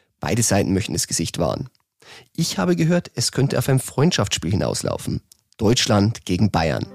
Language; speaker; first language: German; native; German